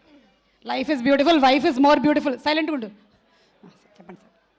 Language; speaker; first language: Telugu; native; Telugu